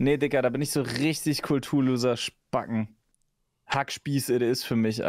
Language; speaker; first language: German; native; German